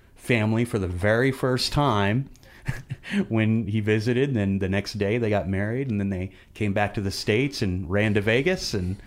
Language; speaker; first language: English; native; English